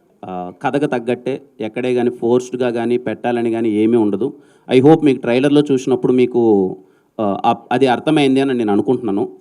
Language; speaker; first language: Telugu; native; Telugu